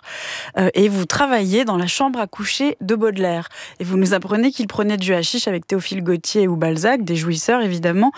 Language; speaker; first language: French; native; French